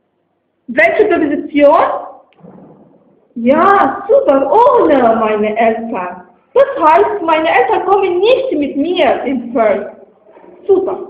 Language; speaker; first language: German; non-native, fluent; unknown